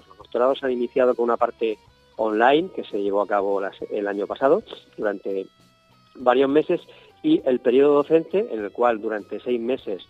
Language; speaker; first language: Spanish; native; Spanish